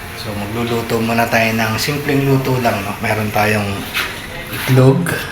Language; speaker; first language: Filipino; native; Filipino